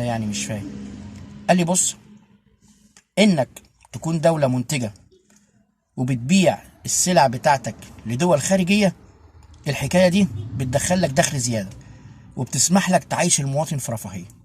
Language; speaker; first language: Arabic; native; Arabic